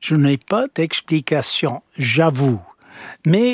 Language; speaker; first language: French; non-native, fluent; English